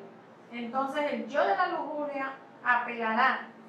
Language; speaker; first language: Spanish; native; Spanish